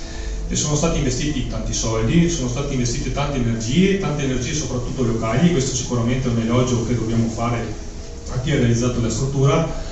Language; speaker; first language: Italian; native; Italian